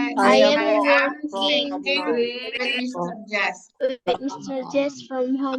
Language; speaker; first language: English; non-native, learner; Indonesian